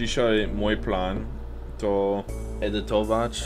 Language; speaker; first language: Polish; non-native, learner; English